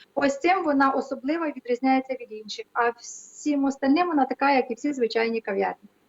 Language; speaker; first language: Ukrainian; native; Ukrainian